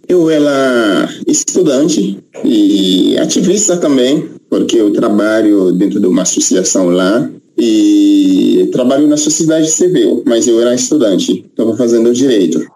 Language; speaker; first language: Portuguese; non-native, fluent; Haitian Creole